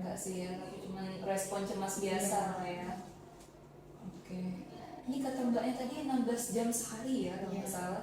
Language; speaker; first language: Indonesian; native; Indonesian